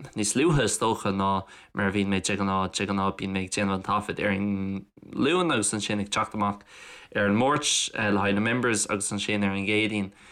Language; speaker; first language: Irish; non-native, local second language; English